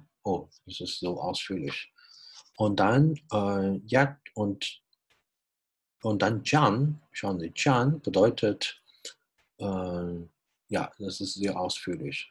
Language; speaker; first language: German; non-native, fluent; Chinese